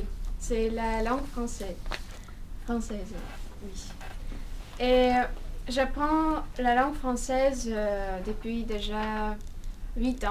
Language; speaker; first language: French; non-native, fluent; Russian